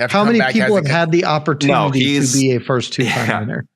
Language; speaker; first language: English; native; English